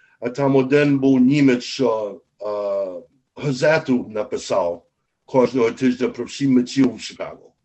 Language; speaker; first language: Ukrainian; early bilingual, heritage; Ukrainian